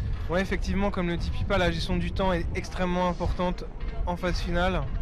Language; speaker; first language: French; native; French